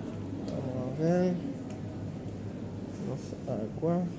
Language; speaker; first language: Spanish; non-native, learner; Haitian Creole